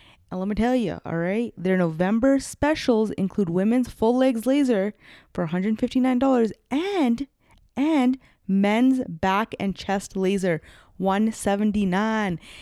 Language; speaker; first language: English; early bilingual, other home language; Punjabi